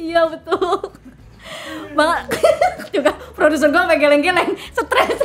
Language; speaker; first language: Indonesian; native; Indonesian